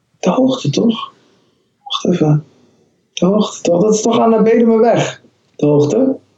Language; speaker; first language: Dutch; early bilingual, other home language; Somali